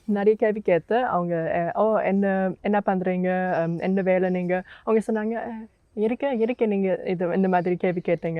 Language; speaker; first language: Tamil; non-native, learner; German